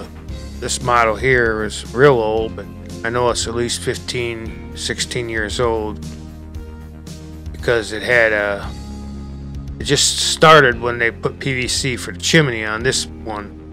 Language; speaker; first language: English; native; English